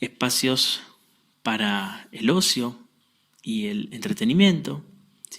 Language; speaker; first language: Spanish; native; Spanish